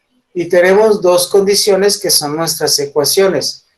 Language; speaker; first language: Spanish; native; Spanish